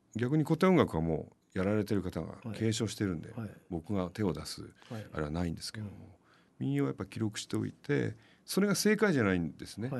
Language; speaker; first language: Japanese; native; Japanese